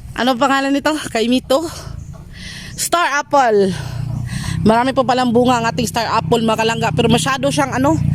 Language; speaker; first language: Filipino; non-native, local second language; Cebuano